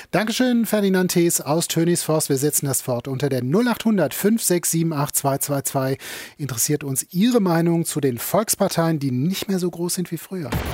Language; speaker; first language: German; native; German